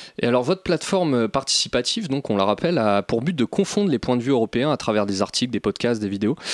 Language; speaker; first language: French; native; French